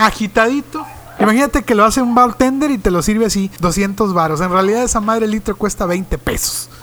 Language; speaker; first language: Spanish; native; Spanish